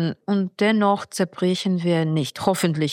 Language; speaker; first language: German; non-native, fluent; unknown